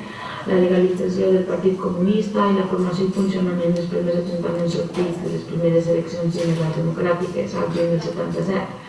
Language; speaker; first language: Catalan; native; Catalan